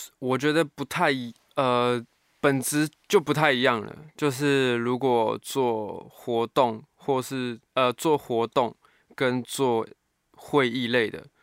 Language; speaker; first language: Chinese; native; Chinese